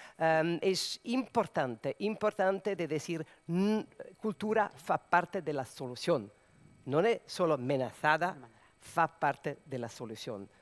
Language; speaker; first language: Spanish; non-native, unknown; Serbian